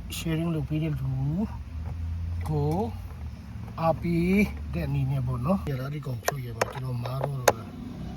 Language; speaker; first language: Burmese; non-native, local second language; Tedim Chin